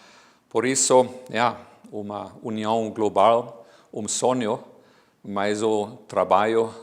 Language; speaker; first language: Portuguese; non-native, fluent; German